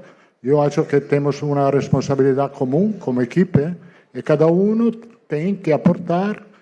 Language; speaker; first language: Portuguese; non-native, learner; Italian